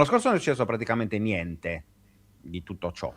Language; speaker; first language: Italian; native; Italian